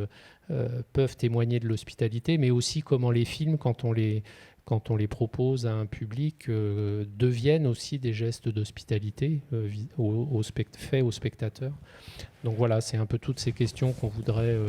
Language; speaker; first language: French; native; French